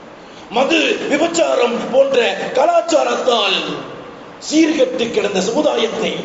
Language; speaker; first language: Tamil; native; Tamil